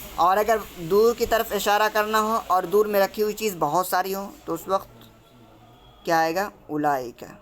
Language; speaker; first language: Urdu; native; Urdu